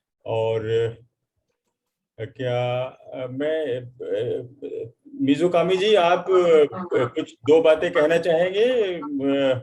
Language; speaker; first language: Hindi; native; Hindi